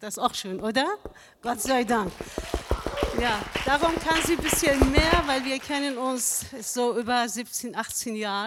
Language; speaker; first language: German; non-native, fluent; Persian